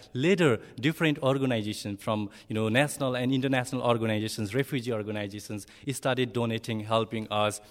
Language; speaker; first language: English; non-native, learner; Nepali